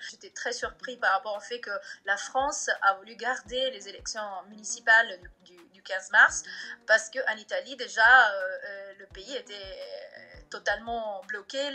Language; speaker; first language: French; non-native, fluent; Italian